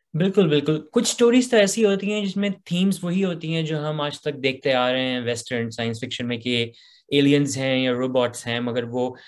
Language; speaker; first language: Urdu; native; Urdu